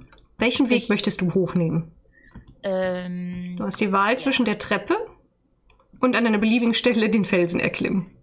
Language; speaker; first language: German; native; German